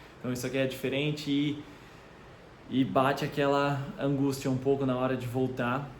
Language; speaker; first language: Portuguese; native; Portuguese